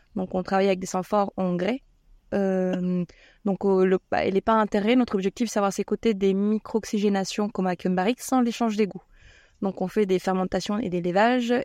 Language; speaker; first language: French; non-native, fluent; Spanish